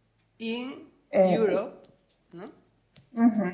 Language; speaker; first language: English; non-native, learner; Spanish